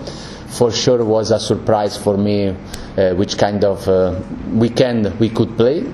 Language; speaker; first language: English; non-native, learner; Italian